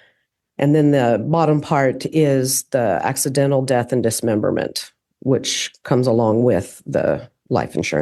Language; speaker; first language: English; native; English